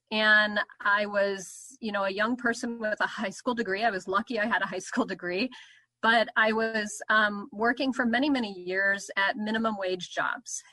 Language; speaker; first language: English; native; English